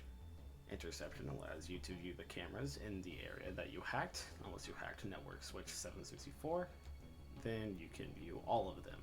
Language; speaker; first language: English; native; English